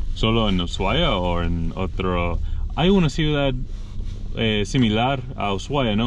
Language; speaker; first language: Spanish; non-native, learner; English